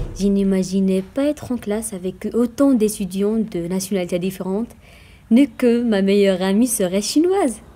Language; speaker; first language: French; non-native, local second language; Arabic